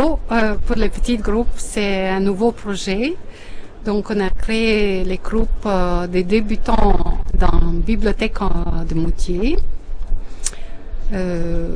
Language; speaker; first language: French; non-native, fluent; Latvian